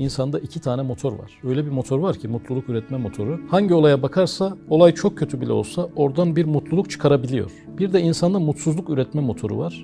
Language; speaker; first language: Turkish; native; Turkish